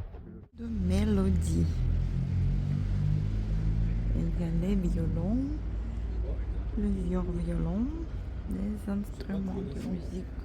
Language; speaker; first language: French; non-native, fluent; Russian